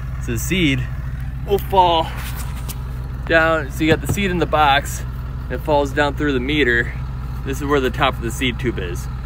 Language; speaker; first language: English; native; English